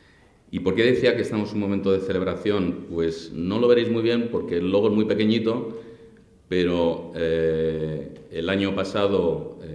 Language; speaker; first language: Spanish; native; Spanish